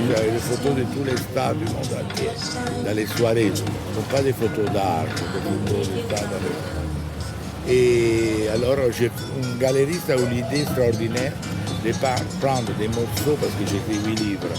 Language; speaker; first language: French; non-native, fluent; Italian